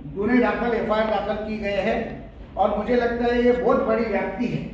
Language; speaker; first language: Hindi; non-native, local second language; Marathi